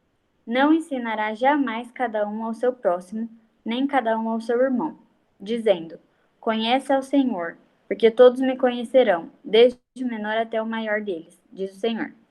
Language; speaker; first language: Portuguese; native; Portuguese